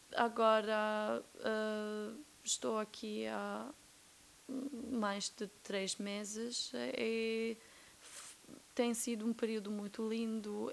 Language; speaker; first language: Portuguese; non-native, fluent; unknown